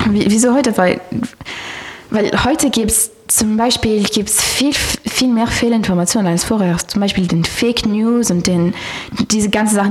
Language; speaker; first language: German; non-native, learner; French